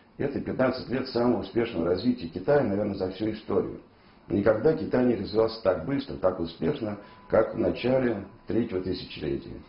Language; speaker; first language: Russian; native; Russian